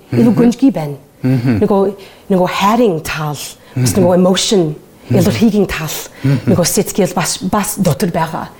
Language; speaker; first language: Mongolian; non-native, learner; English